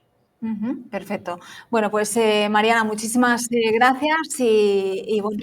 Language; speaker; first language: Spanish; native; Spanish